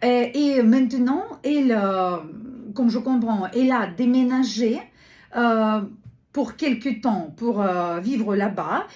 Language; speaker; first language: French; non-native, learner; Russian